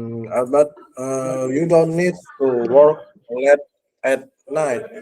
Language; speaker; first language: English; non-native, learner; Indonesian